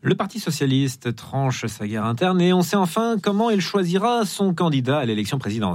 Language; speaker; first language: French; native; French